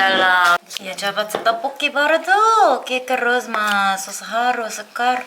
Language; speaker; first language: Arabic; non-native, fluent; Korean